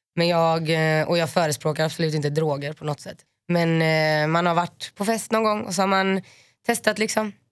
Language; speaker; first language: Swedish; native; Swedish